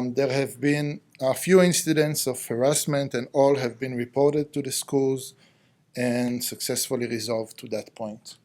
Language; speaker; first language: English; non-native, fluent; Hebrew